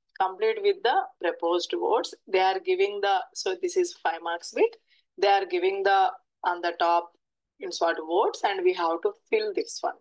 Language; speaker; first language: English; non-native, local second language; Telugu